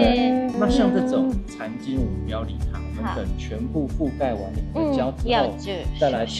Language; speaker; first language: Chinese; native; Chinese